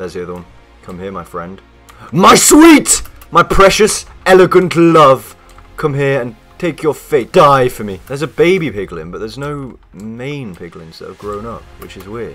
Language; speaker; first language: English; native; English